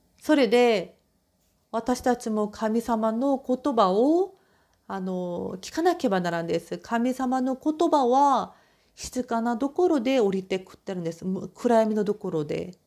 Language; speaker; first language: Japanese; non-native, fluent; Korean